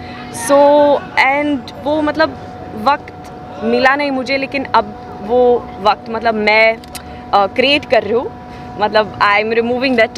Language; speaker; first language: Hindi; non-native, fluent; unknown